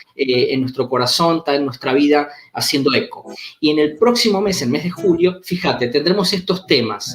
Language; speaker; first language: Spanish; native; Spanish